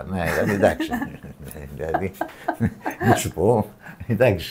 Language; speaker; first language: Greek; native; Greek